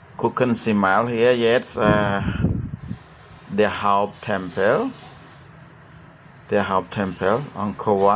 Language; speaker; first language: German; non-native, learner; Khmer